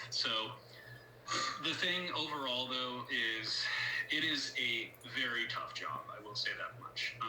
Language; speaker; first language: English; native; English